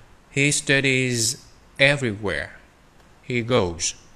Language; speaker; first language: English; non-native, fluent; Vietnamese